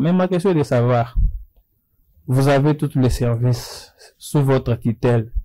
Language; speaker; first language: French; non-native, local second language; Lingala